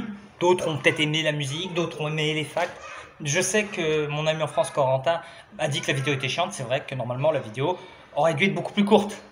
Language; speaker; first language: French; native; French